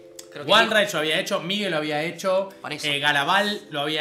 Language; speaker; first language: Spanish; native; Spanish